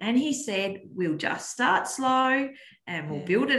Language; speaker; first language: English; native; English